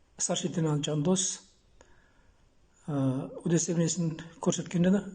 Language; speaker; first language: Kazakh; native; Kazakh